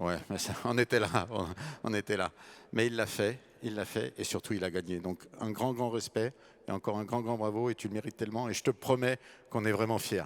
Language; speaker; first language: French; native; French